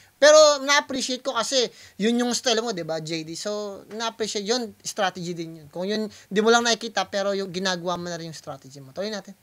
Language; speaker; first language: Filipino; non-native, local second language; Waray